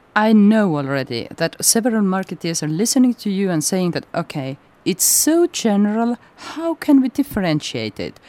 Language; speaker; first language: English; non-native, fluent; Estonian